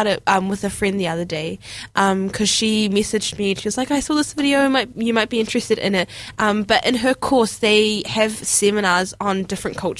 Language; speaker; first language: English; native; English